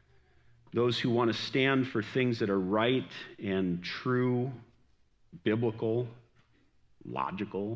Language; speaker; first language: English; native; English